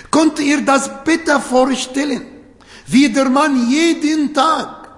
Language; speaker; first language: German; non-native, fluent; Arabic